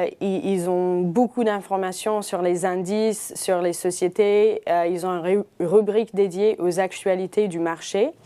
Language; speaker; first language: French; non-native, fluent; English